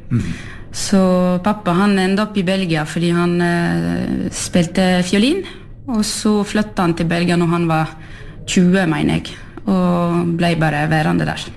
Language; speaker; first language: Norwegian; early bilingual, heritage; French